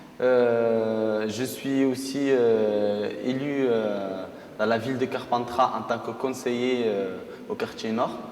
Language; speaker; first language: French; early bilingual, other home language; Arabic